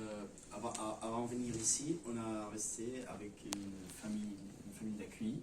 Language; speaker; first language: French; non-native, learner; Spanish